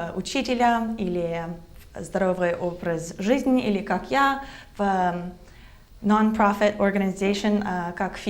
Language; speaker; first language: Russian; non-native, learner; English